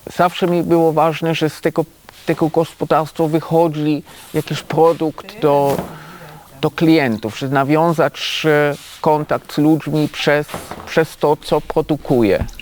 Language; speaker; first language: Polish; non-native, fluent; German